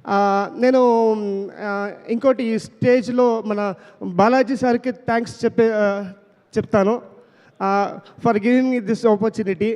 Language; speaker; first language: Telugu; non-native, learner; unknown